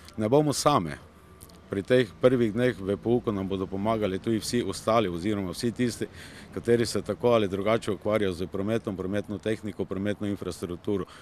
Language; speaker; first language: Slovenian; native; Slovenian